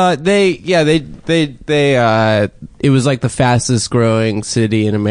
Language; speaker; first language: English; native; English